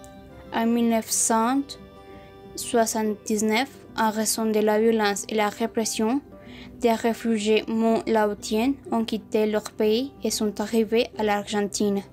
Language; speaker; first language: French; non-native, learner; Spanish